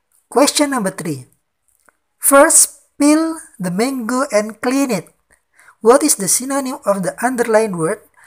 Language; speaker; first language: English; non-native, fluent; Indonesian